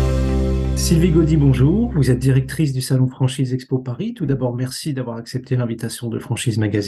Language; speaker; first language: French; native; French